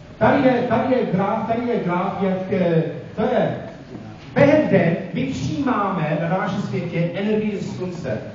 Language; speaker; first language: Czech; non-native, fluent; English